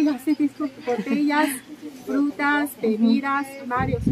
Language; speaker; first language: Spanish; non-native, learner; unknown